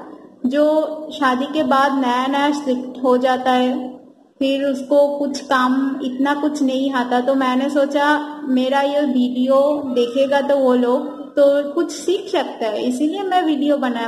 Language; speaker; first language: Hindi; non-native, fluent; Bangla